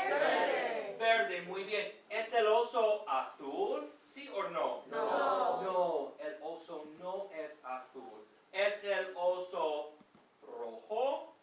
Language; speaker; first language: Spanish; non-native, fluent; English